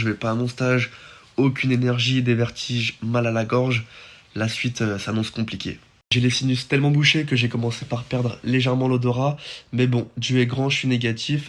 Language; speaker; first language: French; native; French